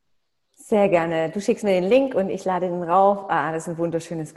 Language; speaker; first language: German; native; German